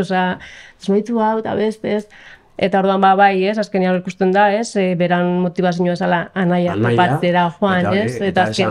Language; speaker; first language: Basque; native; Basque